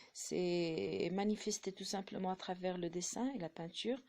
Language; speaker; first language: French; non-native, local second language; Arabic